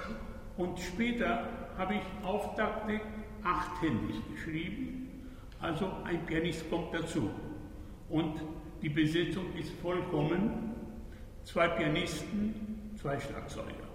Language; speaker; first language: German; non-native, fluent; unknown